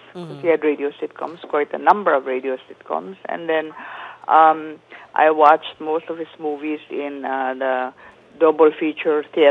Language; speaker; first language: English; non-native, local second language; Filipino